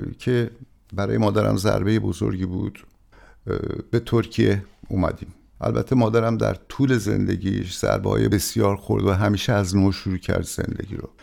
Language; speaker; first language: Persian; native; Persian